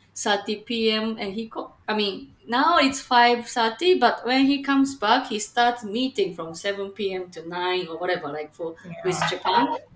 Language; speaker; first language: English; non-native, fluent; Japanese